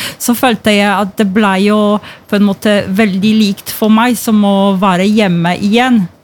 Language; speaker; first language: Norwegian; non-native, fluent; Polish